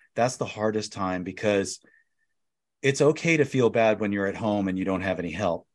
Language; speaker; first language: English; native; English